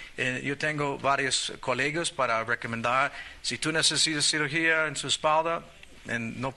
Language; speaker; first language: Spanish; non-native, learner; English